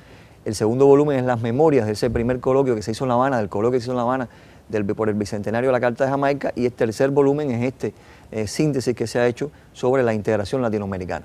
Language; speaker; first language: Spanish; native; Spanish